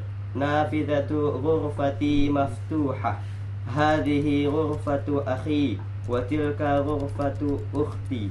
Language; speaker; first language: Arabic; non-native, learner; Indonesian